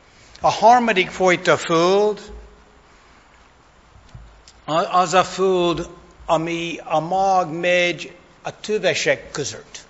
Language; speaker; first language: Hungarian; non-native, fluent; English